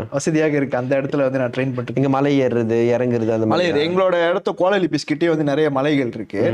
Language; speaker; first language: Tamil; early bilingual, heritage; Tamil